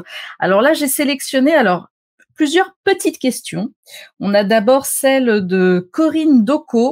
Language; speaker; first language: French; native; French